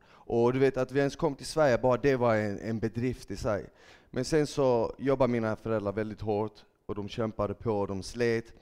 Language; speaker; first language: Swedish; early bilingual, other home language; Bosnian